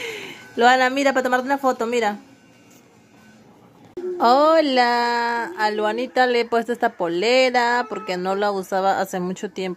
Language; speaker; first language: Spanish; native; Spanish